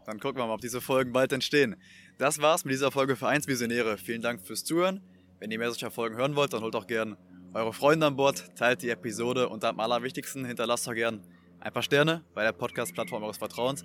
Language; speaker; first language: German; native; German